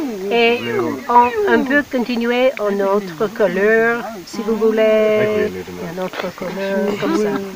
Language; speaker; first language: French; non-native, learner; English